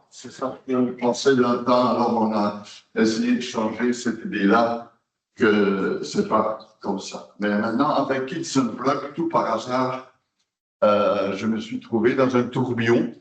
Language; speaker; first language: French; non-native, local second language; Dutch